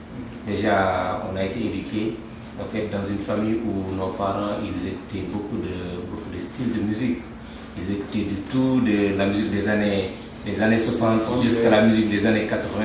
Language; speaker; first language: French; non-native, local second language; Wolof